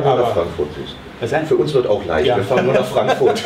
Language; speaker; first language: German; native; German